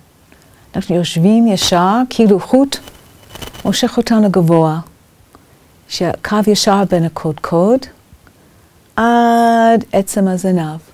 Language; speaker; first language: Hebrew; non-native, fluent; English